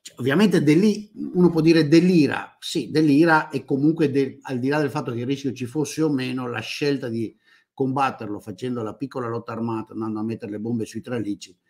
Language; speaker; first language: Italian; native; Italian